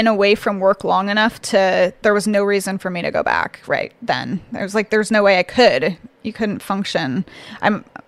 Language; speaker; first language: English; native; English